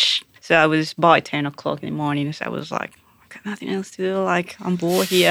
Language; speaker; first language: English; non-native, fluent; Spanish